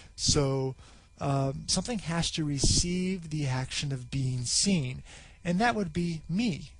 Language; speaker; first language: English; native; English